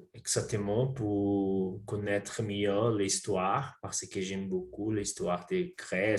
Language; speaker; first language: French; non-native, learner; Portuguese